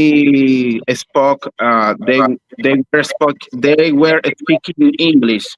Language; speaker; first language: English; non-native, learner; Spanish